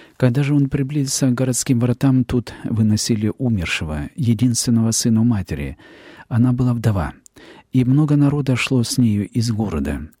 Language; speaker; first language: Russian; native; Russian